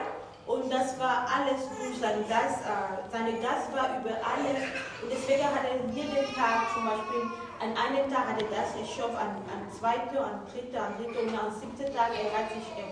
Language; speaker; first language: German; non-native, fluent; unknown